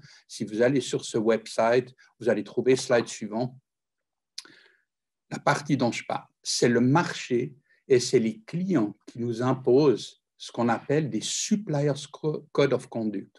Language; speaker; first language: French; native; French